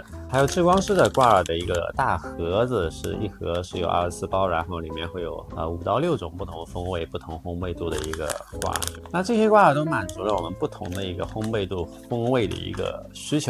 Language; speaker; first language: Chinese; native; Chinese